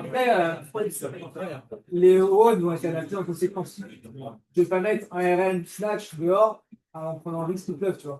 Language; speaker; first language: French; native; French